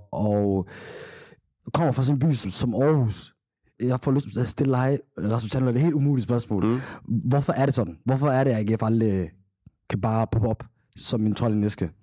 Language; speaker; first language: Danish; early bilingual, other home language; Somali